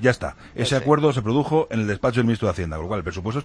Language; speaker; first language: Spanish; native; Spanish